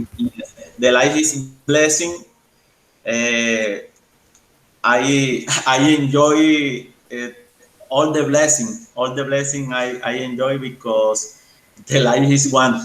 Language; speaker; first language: English; non-native, learner; Spanish